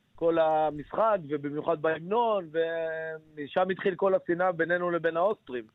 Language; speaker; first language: Hebrew; native; Hebrew